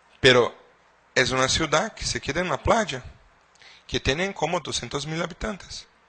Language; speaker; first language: Spanish; non-native, fluent; Portuguese